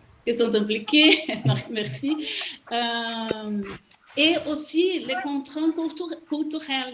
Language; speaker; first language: French; non-native, fluent; Portuguese